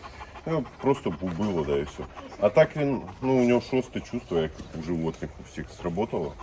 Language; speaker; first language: Ukrainian; native; Ukrainian